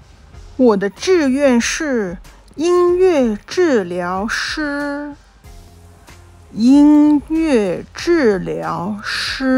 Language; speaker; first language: Chinese; non-native, local second language; Cantonese